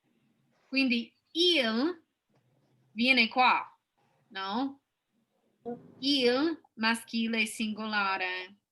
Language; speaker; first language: Italian; non-native, fluent; English